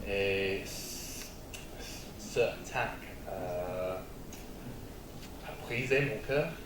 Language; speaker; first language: French; non-native, learner; English